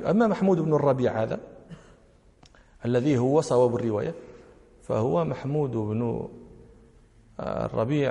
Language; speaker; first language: Arabic; native; Arabic